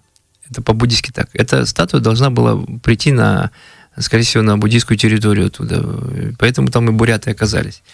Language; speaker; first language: Russian; native; Russian